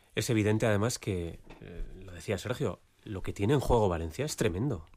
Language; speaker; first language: Spanish; native; Spanish